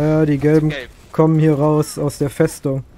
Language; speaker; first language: German; native; German